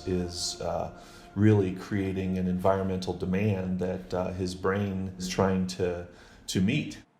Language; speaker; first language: English; native; English